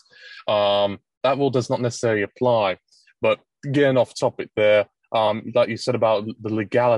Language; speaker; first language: English; native; English